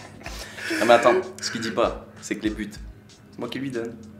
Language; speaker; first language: French; native; French